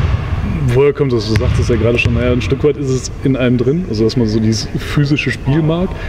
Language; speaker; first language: German; native; German